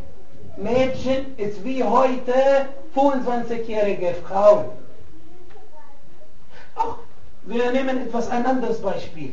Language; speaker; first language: German; non-native, fluent; Arabic